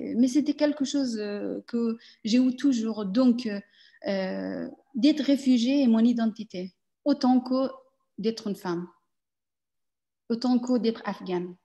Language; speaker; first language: French; non-native, learner; Persian